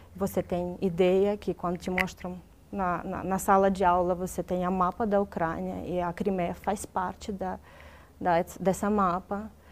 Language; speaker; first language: Portuguese; non-native, fluent; Russian